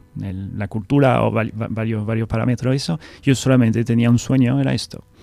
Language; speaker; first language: Spanish; non-native, fluent; French